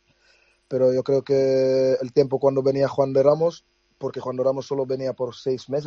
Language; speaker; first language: Spanish; non-native, fluent; Dutch